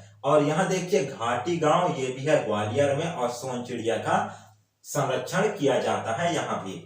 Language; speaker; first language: Hindi; native; Hindi